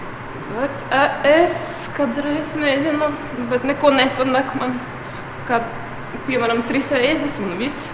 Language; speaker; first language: Latvian; non-native, learner; Russian